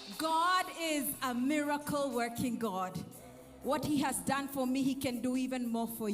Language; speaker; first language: English; non-native, local second language; Swahili